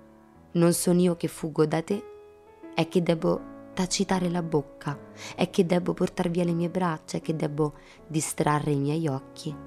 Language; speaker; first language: Italian; native; Italian